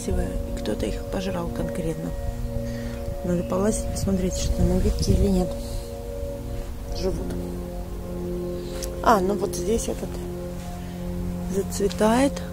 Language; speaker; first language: Russian; native; Russian